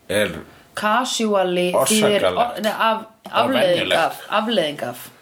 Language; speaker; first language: Icelandic; native; Icelandic